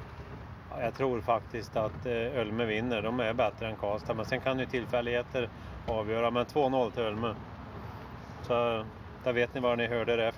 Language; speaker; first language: Swedish; native; Swedish